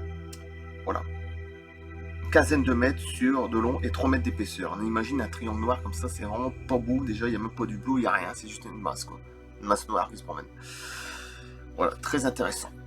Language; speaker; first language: French; native; French